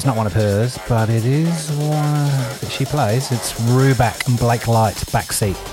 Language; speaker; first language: English; native; English